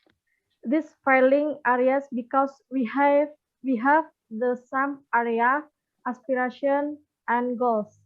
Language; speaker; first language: English; non-native, learner; Indonesian